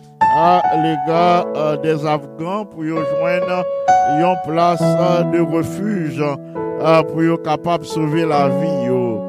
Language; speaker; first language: French; non-native, local second language; Haitian Creole